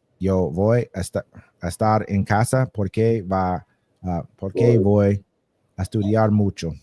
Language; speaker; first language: Spanish; non-native, learner; English